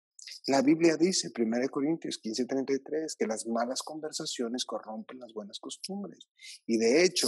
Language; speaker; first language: Spanish; native; Spanish